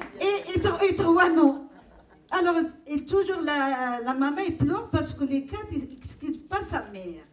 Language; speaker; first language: French; non-native, local second language; Arabic